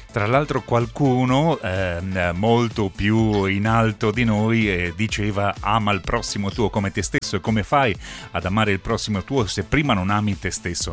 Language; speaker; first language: Italian; native; Italian